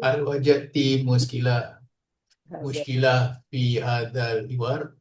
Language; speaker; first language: Arabic; non-native, learner; Malay